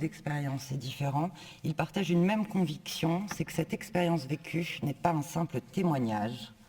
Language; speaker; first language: French; native; French